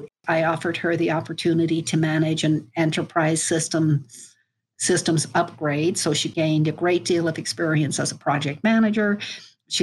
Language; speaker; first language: English; native; English